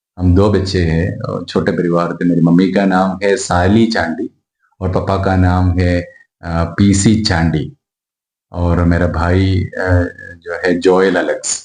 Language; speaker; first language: Hindi; non-native, local second language; Malayalam